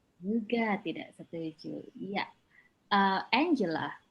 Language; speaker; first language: Indonesian; native; Indonesian